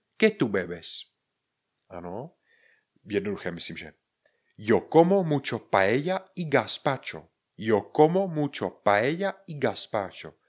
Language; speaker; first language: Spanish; non-native, fluent; Czech